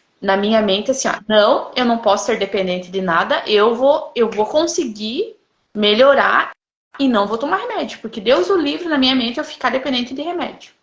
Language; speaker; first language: Portuguese; native; Portuguese